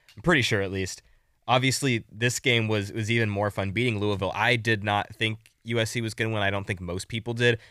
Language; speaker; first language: English; native; English